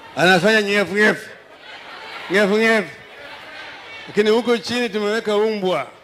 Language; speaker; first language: Swahili; non-native, local second language; Luo (Kenya and Tanzania)